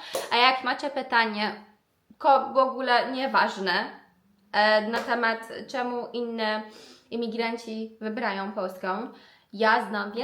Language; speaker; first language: Polish; non-native, fluent; Persian